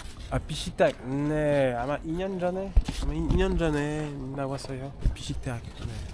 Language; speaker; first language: Korean; non-native, learner; French